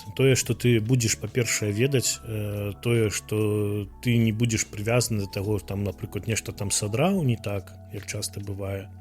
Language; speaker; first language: Belarusian; non-native, local second language; Russian